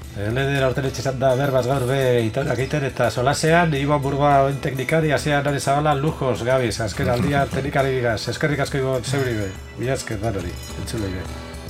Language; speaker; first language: Basque; native; Basque